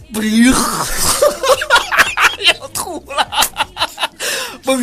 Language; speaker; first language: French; non-native, learner; Chinese